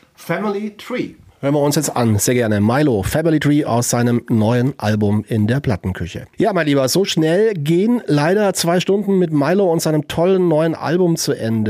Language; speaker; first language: German; native; German